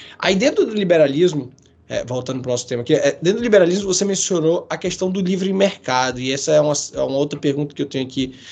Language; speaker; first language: Portuguese; native; Portuguese